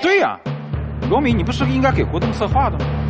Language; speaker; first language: Chinese; native; Chinese